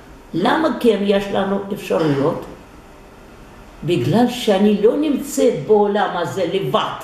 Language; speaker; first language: Hebrew; non-native, fluent; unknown